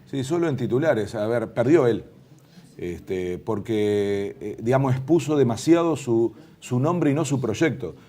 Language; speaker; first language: Spanish; native; Spanish